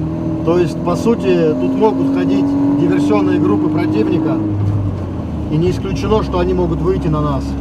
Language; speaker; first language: Russian; native; Russian